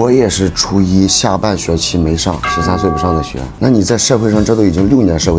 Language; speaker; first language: Chinese; native; Chinese